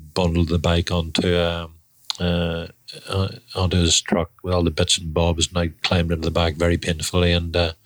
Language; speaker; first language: English; native; English